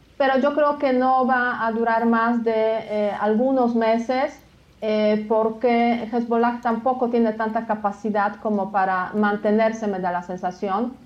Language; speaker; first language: Spanish; non-native, fluent; Polish